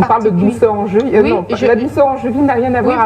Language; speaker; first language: French; native; French